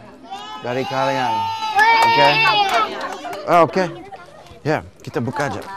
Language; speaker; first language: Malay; non-native, fluent; English